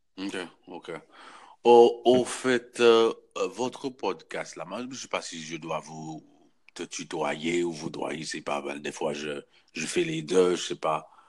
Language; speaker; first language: French; non-native, local second language; Haitian Creole